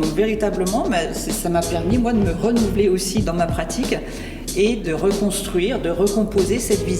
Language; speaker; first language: French; native; French